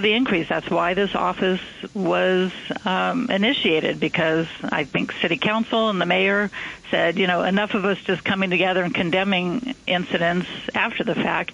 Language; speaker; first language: English; native; English